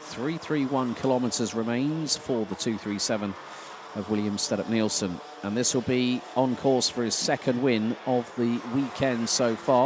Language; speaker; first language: English; non-native, fluent; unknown